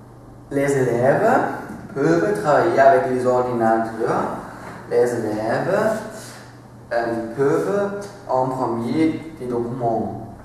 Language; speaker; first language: French; non-native, learner; German